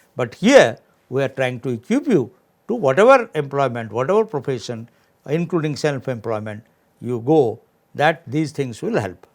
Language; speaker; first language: English; non-native, local second language; Odia